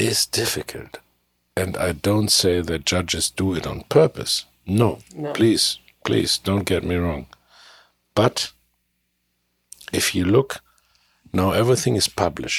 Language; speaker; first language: English; non-native, fluent; German